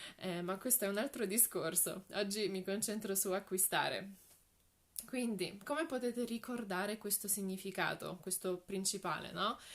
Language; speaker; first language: Italian; non-native, fluent; Polish